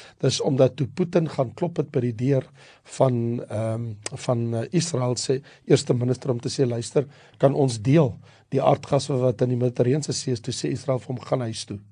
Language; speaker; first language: Afrikaans; native; Afrikaans